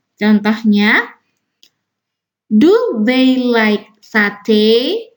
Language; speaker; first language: English; non-native, learner; Indonesian